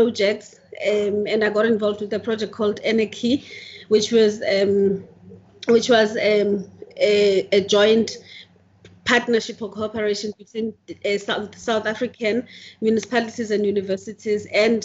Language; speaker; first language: English; non-native, local second language; Zulu